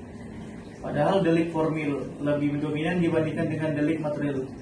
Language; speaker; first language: Indonesian; native; Indonesian